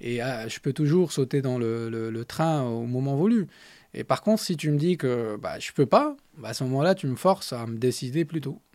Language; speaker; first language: French; non-native, local second language; Tachelhit